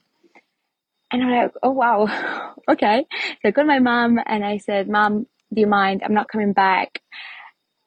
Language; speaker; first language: English; non-native, fluent; Italian